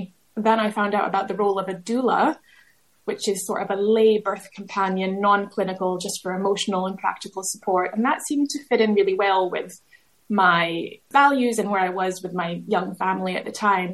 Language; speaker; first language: English; native; English